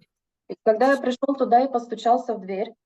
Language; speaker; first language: Russian; native; Russian